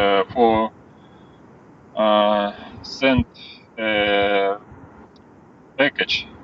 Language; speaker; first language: English; non-native, learner; Ukrainian